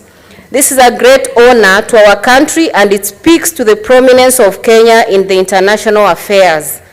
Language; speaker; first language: English; non-native, local second language; Gusii